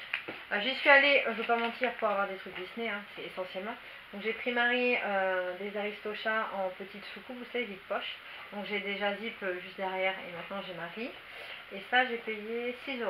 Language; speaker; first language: French; native; French